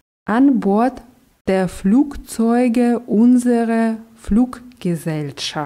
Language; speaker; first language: German; non-native, fluent; Russian